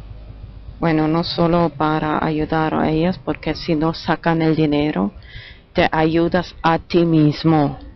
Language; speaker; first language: Spanish; non-native, fluent; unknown